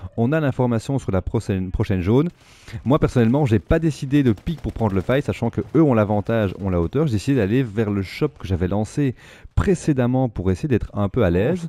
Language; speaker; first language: French; native; French